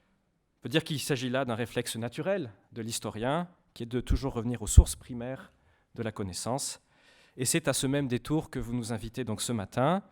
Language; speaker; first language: French; native; French